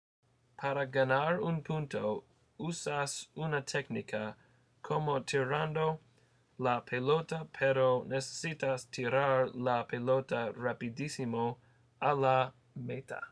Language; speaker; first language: Spanish; non-native, learner; English